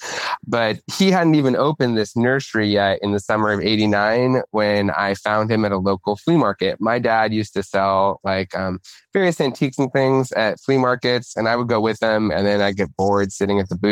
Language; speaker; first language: English; native; English